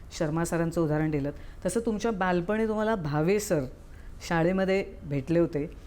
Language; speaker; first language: Marathi; native; Marathi